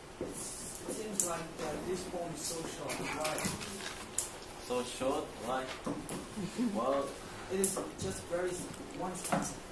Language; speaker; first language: English; non-native, learner; Chinese